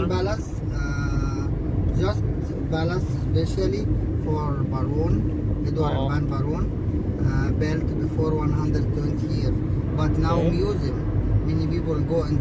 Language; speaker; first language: English; non-native, learner; Arabic